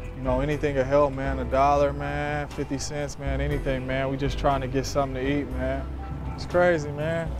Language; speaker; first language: English; native; English